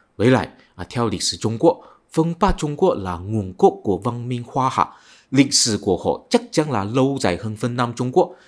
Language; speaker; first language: Vietnamese; non-native, fluent; Chinese